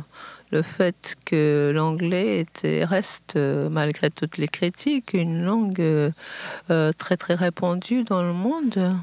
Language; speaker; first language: French; non-native, fluent; Japanese